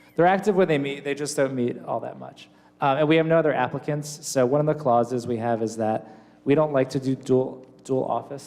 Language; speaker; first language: English; native; English